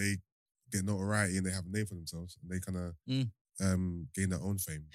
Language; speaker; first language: English; native; English